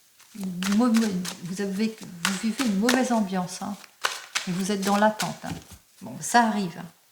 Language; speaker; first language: French; native; French